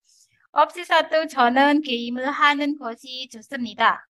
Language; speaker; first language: Korean; non-native, fluent; Indonesian